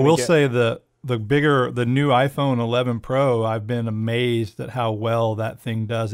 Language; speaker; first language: English; native; English